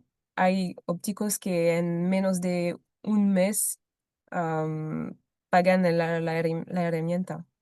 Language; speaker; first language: Spanish; non-native, fluent; French